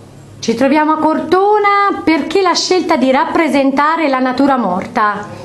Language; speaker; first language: Italian; native; Italian